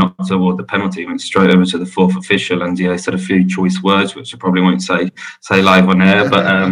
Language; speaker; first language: English; native; English